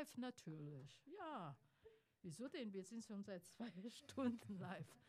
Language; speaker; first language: German; non-native, fluent; Chinese